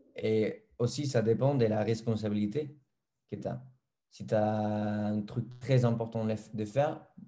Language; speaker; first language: French; non-native, fluent; Spanish